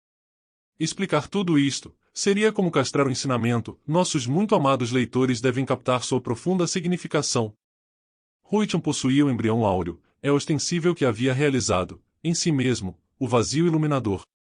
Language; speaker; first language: Portuguese; native; Portuguese